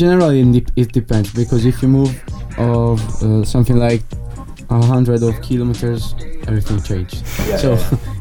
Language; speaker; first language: English; non-native, learner; Italian